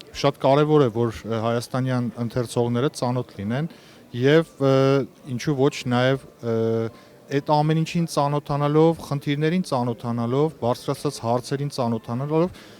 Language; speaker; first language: Armenian; native; Armenian